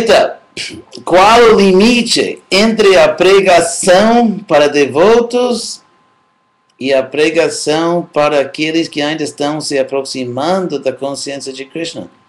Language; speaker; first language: Portuguese; non-native, fluent; English